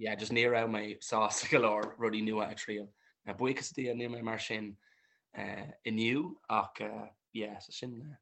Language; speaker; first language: Irish; non-native, local second language; English